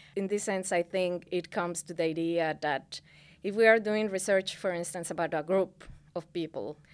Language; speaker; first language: English; non-native, fluent; Spanish